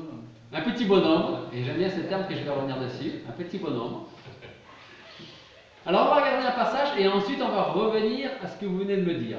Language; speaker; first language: French; native; French